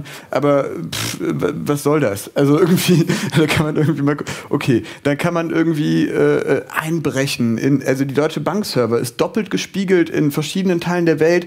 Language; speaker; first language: German; native; German